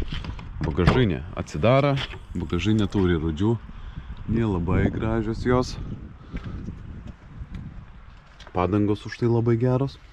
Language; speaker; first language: Lithuanian; native; Lithuanian